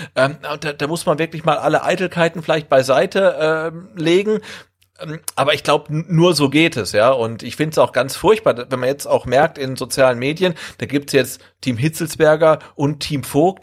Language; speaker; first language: German; native; German